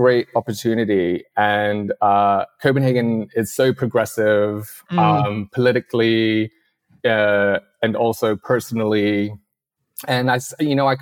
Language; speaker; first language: English; non-native, local second language; Cantonese